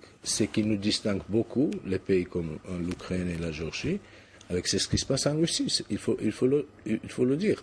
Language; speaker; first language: French; non-native, fluent; Georgian